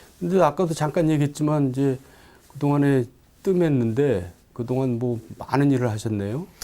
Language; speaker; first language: Korean; native; Korean